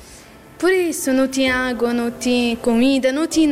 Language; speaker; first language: Portuguese; non-native, learner; Arabic